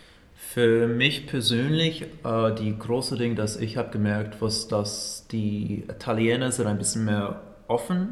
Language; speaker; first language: German; non-native, fluent; English